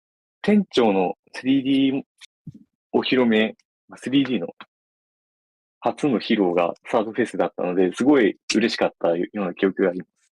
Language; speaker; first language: Japanese; native; Japanese